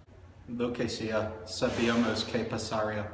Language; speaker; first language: Spanish; non-native, learner; English